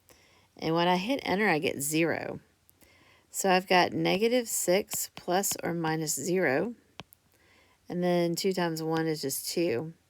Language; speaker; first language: English; native; English